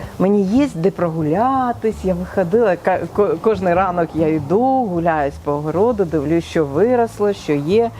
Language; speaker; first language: Ukrainian; non-native, local second language; Russian